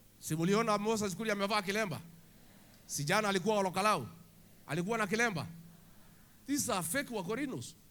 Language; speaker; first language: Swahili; non-native, local second language; Kikuyu